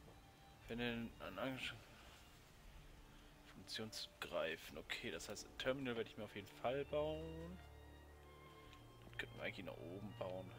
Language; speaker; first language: German; native; German